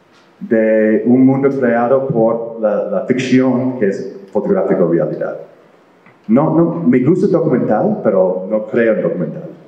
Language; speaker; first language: Spanish; non-native, fluent; English